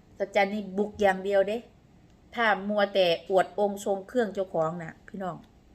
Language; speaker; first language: Thai; non-native, local second language; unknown